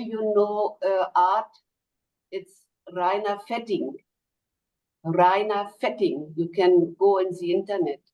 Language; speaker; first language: English; non-native, learner; German